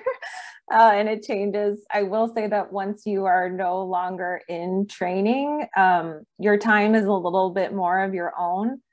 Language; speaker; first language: English; native; English